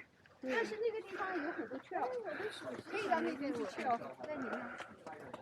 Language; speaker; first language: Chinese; early bilingual, heritage; English